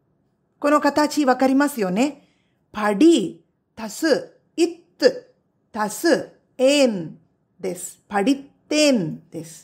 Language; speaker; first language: Japanese; non-native, fluent; Tamil